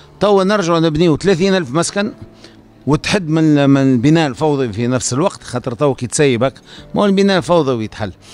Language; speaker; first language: Arabic; native; Arabic